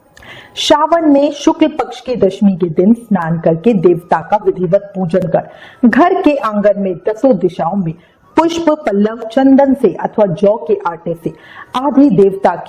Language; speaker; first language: Hindi; native; Hindi